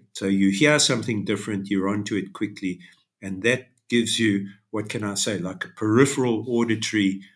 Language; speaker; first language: English; native; English